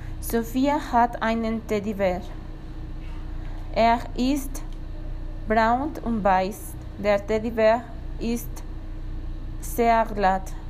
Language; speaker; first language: German; non-native, learner; Spanish